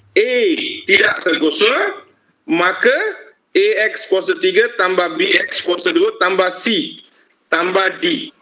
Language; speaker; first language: Malay; non-native, local second language; Tamil